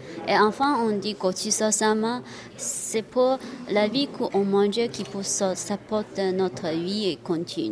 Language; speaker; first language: French; non-native, learner; Japanese